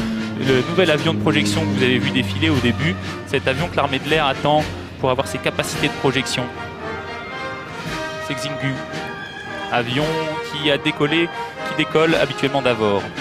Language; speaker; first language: French; native; French